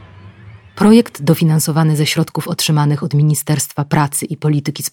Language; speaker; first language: Polish; native; Polish